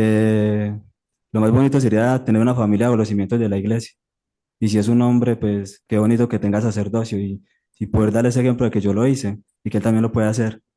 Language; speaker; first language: Spanish; native; Spanish